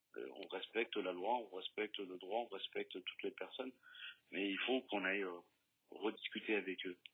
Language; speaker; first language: French; native; French